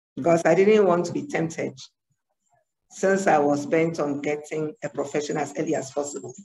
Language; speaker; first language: English; non-native, local second language; Ewe